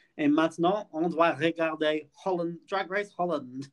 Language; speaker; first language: French; non-native, fluent; English